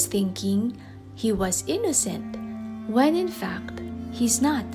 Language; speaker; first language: English; non-native, local second language; Filipino